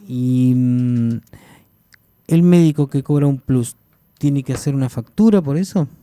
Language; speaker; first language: Spanish; native; Spanish